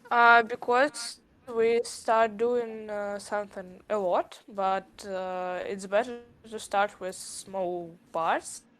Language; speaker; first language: English; non-native, learner; Russian